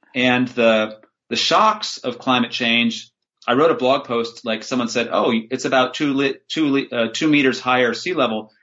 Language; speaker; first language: English; native; English